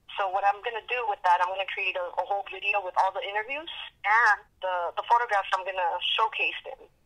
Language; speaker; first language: English; early bilingual, other home language; Spanish